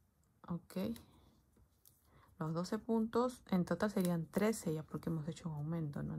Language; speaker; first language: Spanish; native; Spanish